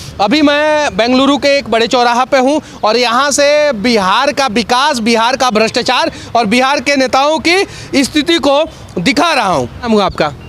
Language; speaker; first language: Hindi; native; Hindi